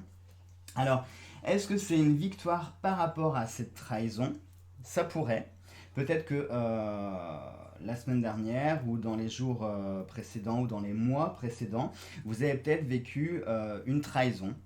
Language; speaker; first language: French; native; French